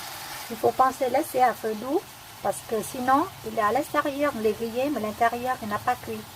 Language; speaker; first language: French; non-native, learner; Vietnamese